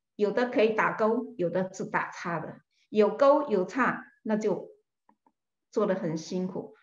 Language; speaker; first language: Chinese; native; Chinese